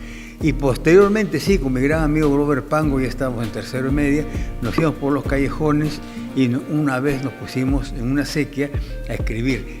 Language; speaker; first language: Spanish; native; Spanish